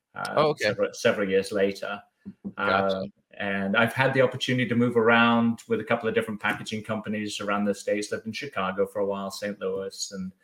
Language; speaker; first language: English; native; English